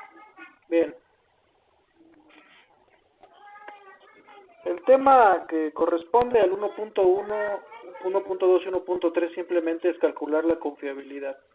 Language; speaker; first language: Spanish; native; Spanish